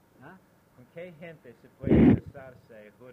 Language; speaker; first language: Spanish; non-native, learner; English